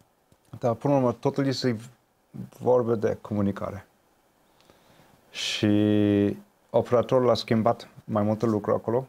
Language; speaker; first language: Romanian; non-native, fluent; English